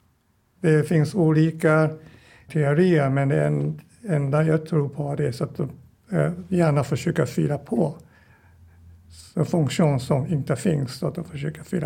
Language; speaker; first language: Swedish; non-native, fluent; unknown